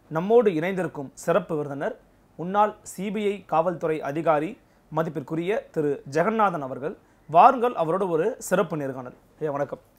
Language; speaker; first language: Tamil; native; Tamil